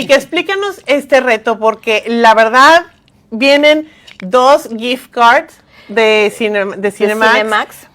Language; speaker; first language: Spanish; native; Spanish